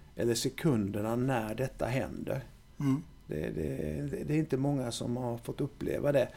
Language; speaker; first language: Swedish; native; Swedish